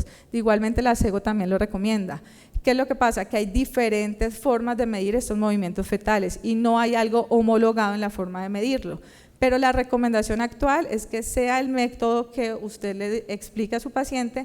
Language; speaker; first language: Spanish; native; Spanish